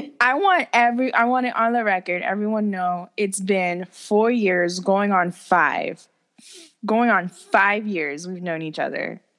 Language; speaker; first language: English; native; English